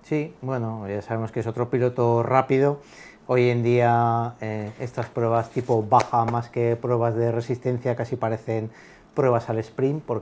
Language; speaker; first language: Spanish; native; Spanish